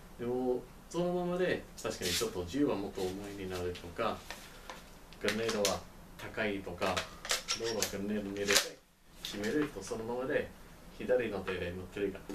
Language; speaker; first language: Japanese; non-native, learner; English